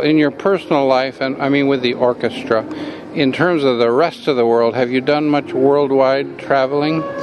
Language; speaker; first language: English; native; English